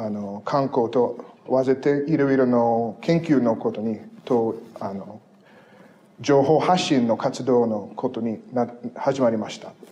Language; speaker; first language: Japanese; non-native, fluent; English